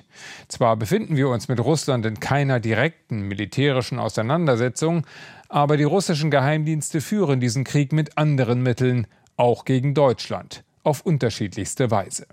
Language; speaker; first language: German; native; German